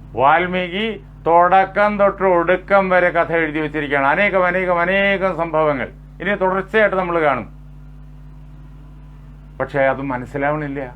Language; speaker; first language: Malayalam; native; Malayalam